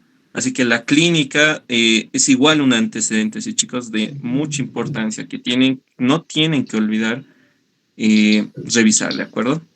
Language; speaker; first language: Spanish; native; Spanish